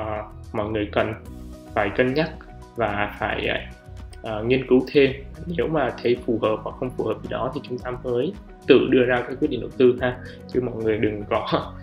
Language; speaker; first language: Vietnamese; native; Vietnamese